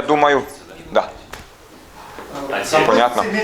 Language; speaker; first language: Russian; non-native, learner; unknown